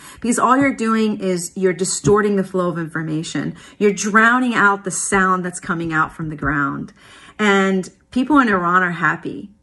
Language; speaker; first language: English; early bilingual, other home language; Persian